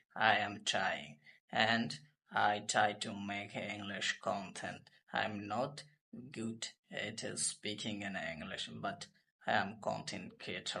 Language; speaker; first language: English; non-native, learner; Bangla